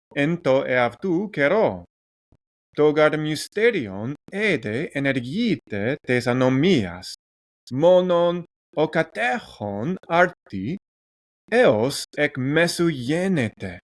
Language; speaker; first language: Greek; non-native, learner; English